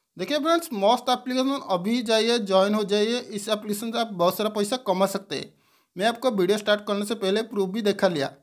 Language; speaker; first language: Hindi; non-native, local second language; Bangla